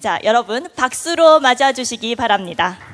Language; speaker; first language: Korean; native; Korean